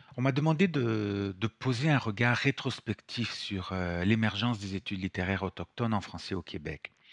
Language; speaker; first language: French; non-native, fluent; Italian